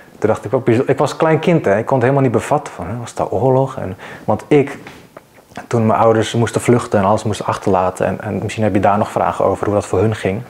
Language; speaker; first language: Dutch; early bilingual, other home language; Bosnian